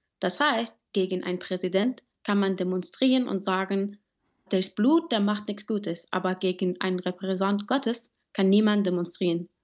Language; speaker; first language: German; early bilingual, other home language; Persian